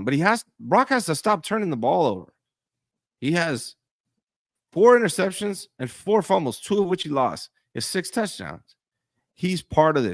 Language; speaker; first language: English; native; English